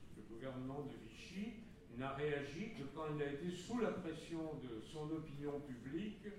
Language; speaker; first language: French; native; French